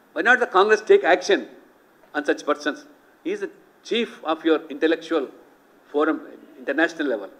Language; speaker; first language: English; non-native, local second language; Telugu